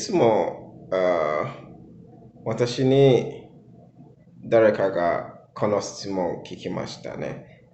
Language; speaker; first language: Japanese; non-native, learner; English